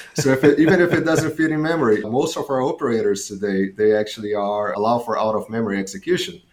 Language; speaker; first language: English; non-native, fluent; Portuguese